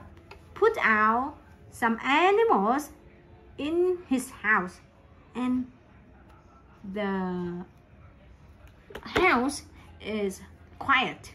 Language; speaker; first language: English; non-native, learner; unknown